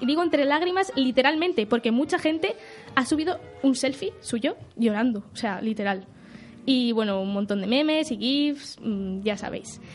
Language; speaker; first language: Spanish; native; Spanish